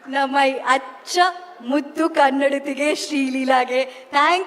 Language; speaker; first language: Kannada; native; Kannada